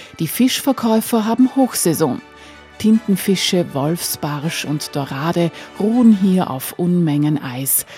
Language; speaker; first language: German; native; German